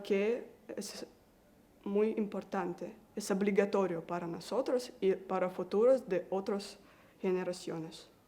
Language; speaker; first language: Spanish; non-native, learner; Russian